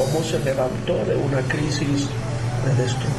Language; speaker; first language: Spanish; native; Spanish